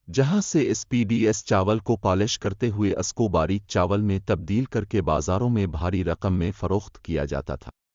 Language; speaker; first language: Urdu; native; Urdu